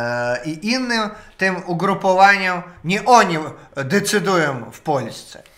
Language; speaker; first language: Polish; non-native, learner; Russian